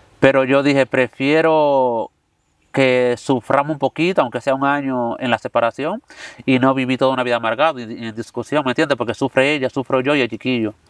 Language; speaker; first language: Spanish; native; Spanish